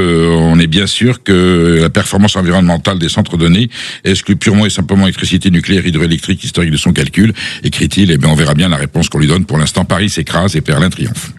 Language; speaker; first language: French; native; French